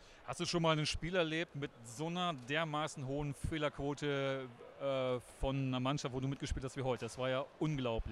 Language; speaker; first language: German; native; German